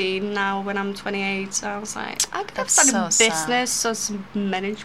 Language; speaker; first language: English; non-native, fluent; Polish